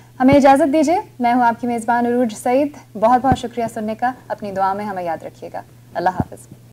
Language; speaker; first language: Urdu; native; Urdu